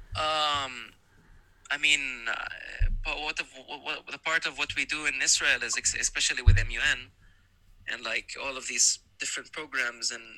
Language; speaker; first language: English; non-native, fluent; Arabic